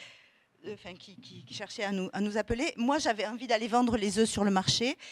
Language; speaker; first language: French; native; French